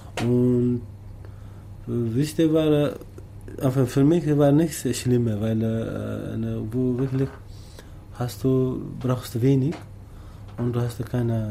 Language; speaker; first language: German; non-native, learner; Tamasheq